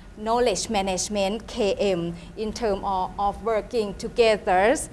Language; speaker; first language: English; non-native, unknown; Thai